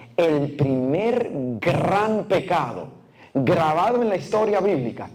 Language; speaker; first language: Spanish; native; Spanish